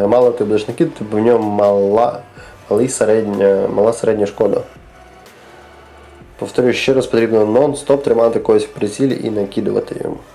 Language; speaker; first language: Ukrainian; native; Ukrainian